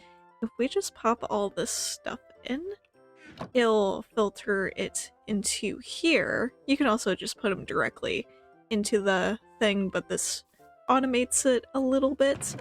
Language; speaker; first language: English; native; English